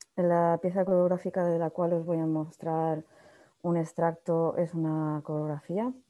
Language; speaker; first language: Spanish; native; Spanish